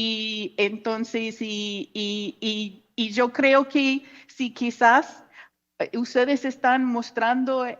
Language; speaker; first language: Spanish; non-native, fluent; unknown